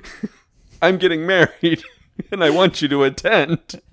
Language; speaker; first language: English; native; English